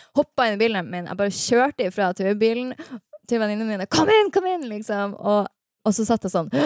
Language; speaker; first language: Norwegian; native; Norwegian